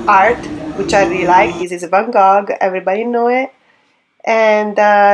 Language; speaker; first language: English; non-native, fluent; Italian